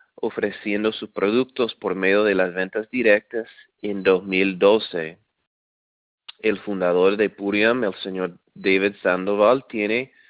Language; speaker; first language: Spanish; non-native, fluent; English